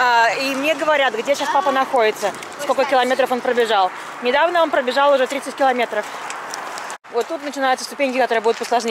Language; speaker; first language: Russian; native; Russian